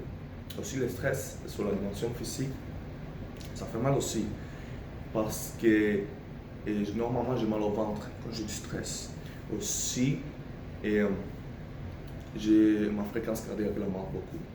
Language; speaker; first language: French; non-native, fluent; Spanish